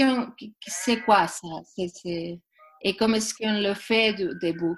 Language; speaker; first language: French; non-native, learner; Spanish